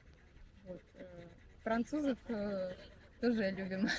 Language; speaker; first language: Russian; native; Russian